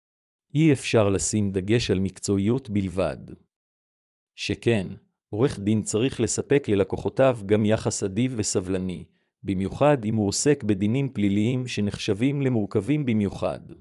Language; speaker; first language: Hebrew; native; Hebrew